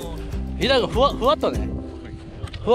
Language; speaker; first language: Japanese; native; Japanese